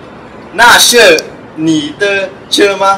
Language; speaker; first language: Chinese; non-native, learner; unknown